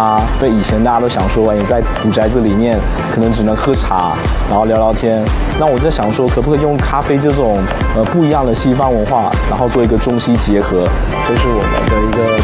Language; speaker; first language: Chinese; native; Chinese